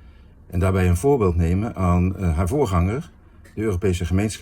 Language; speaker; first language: Dutch; native; Dutch